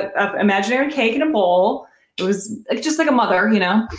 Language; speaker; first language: English; native; English